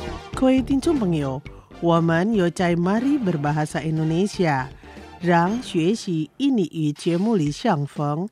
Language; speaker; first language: Chinese; non-native, local second language; Indonesian